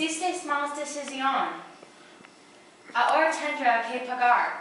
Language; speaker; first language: Spanish; non-native, learner; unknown